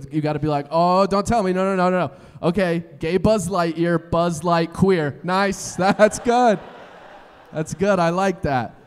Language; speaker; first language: English; native; English